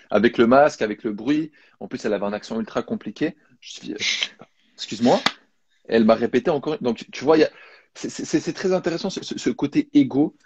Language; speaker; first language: French; native; French